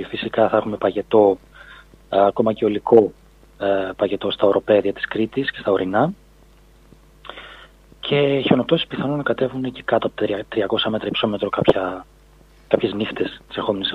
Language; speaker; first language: Greek; native; Greek